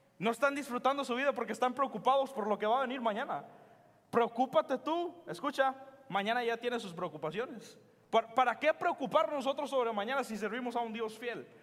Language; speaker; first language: Spanish; early bilingual, heritage; Spanish